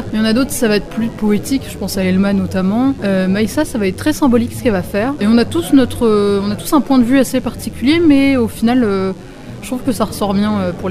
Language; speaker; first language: French; native; French